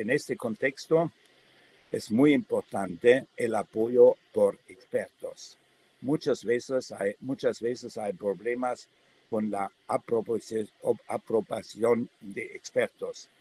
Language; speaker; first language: Spanish; non-native, fluent; German